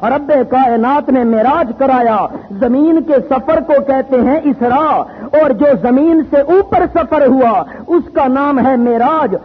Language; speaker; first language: Urdu; non-native, local second language; Pashto